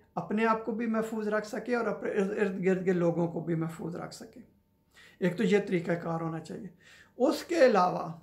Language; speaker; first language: Urdu; non-native, local second language; Punjabi